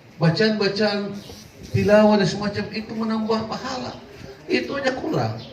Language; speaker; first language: Indonesian; non-native, local second language; Buginese